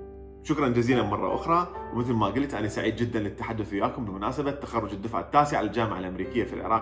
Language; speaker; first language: Arabic; native; Arabic